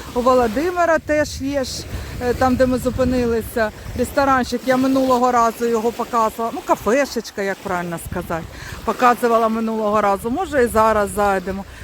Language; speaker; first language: Ukrainian; non-native, local second language; Russian